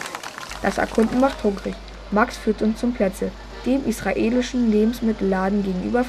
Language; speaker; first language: German; native; German